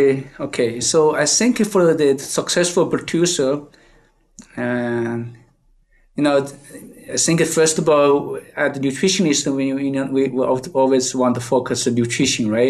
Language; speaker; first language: English; non-native, fluent; Chinese